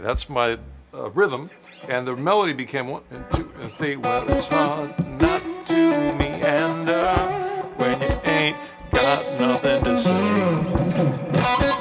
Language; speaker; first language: English; native; English